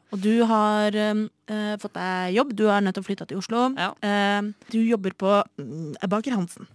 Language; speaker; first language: Norwegian; native; Norwegian